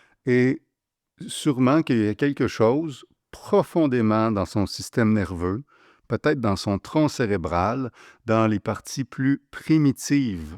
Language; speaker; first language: French; native; French